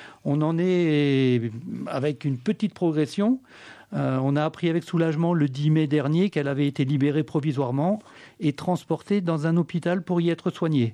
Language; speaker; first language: French; native; French